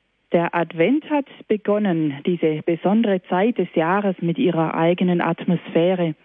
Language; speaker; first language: German; native; German